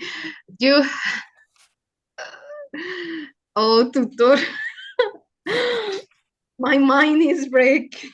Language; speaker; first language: English; non-native, learner; Spanish